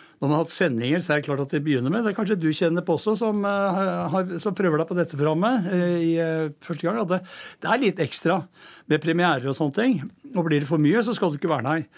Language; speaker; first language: Norwegian; native; Norwegian